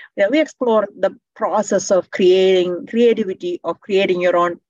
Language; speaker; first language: English; non-native, local second language; Malayalam